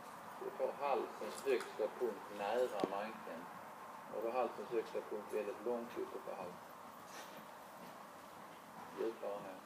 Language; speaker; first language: Swedish; native; Swedish